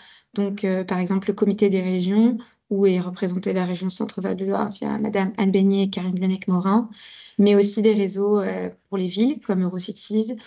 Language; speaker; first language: French; native; French